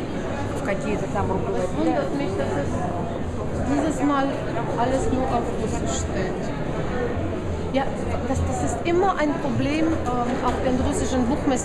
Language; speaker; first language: German; non-native, fluent; Russian